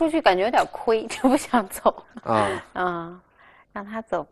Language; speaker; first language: Chinese; native; Chinese